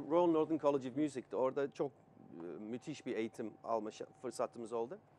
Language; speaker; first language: Turkish; non-native, fluent; English